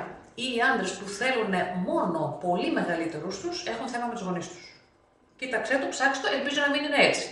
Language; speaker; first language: Greek; native; Greek